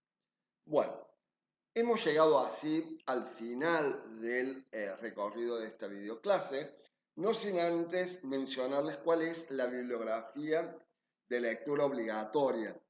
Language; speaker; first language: Spanish; native; Spanish